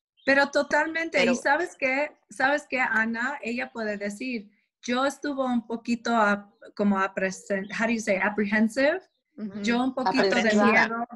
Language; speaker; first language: Spanish; non-native, fluent; English